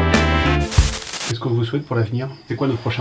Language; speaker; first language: French; native; French